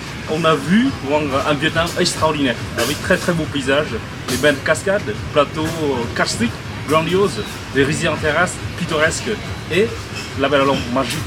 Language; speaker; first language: French; non-native, fluent; Vietnamese